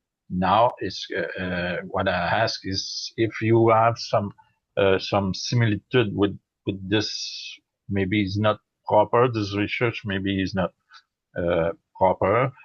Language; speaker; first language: English; non-native, learner; French